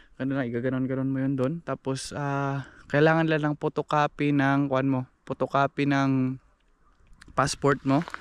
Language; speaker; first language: Filipino; non-native, local second language; Cebuano